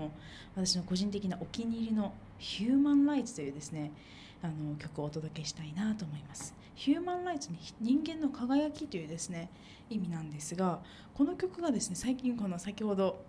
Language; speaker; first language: Japanese; native; Japanese